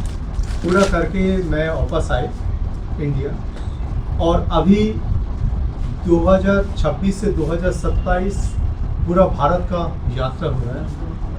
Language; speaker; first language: Hindi; non-native, local second language; Bangla